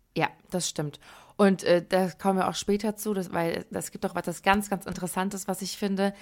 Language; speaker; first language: German; early bilingual, other home language; Persian